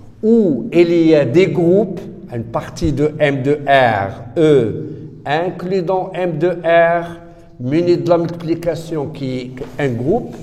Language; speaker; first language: French; non-native, local second language; Arabic